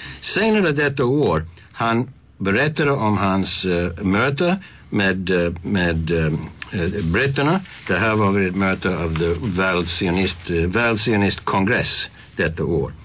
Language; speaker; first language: Swedish; non-native, fluent; English